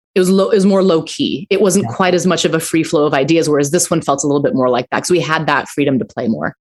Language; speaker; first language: English; native; English